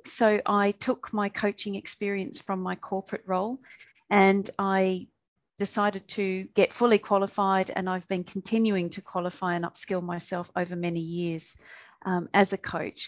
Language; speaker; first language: English; native; English